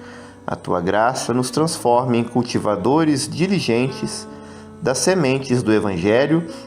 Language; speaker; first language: Portuguese; native; Portuguese